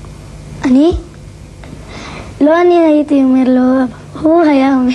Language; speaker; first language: Hebrew; non-native, local second language; Arabic